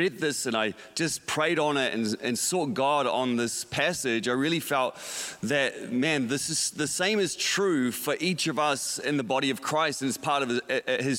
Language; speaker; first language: English; native; English